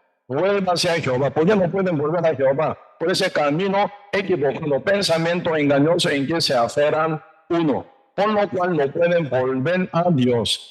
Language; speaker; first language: Spanish; non-native, learner; Korean